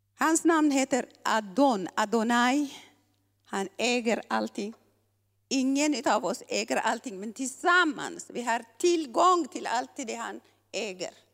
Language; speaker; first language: Swedish; non-native, fluent; Tigrinya